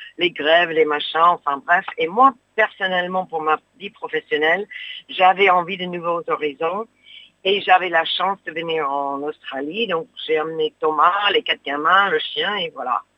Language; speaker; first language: French; non-native, fluent; English